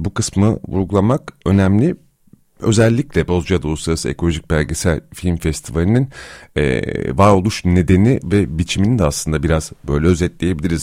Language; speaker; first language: Turkish; native; Turkish